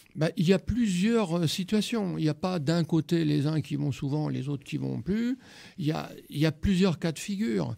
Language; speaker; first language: French; native; French